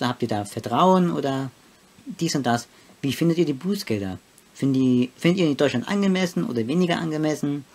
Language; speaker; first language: German; native; German